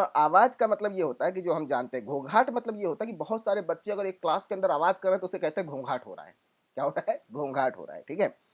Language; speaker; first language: Hindi; non-native, local second language; Gujarati